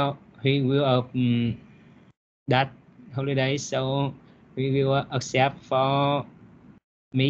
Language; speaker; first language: English; non-native, learner; Vietnamese